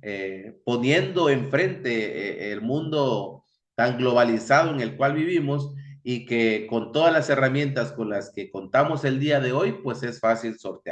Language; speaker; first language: Spanish; native; Spanish